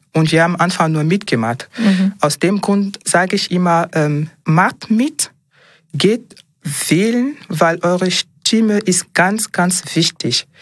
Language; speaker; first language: German; non-native, fluent; French